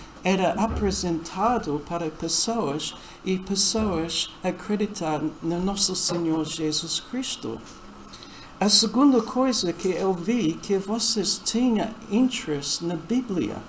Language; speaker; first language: Portuguese; non-native, fluent; English